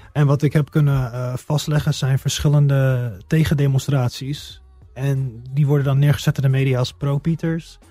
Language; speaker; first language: Dutch; early bilingual, heritage; Dutch